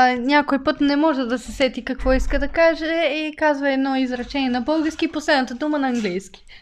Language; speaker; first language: Bulgarian; early bilingual, other home language; English